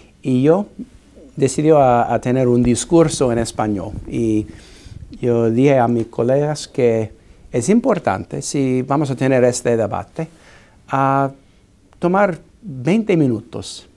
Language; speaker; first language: Spanish; non-native, fluent; English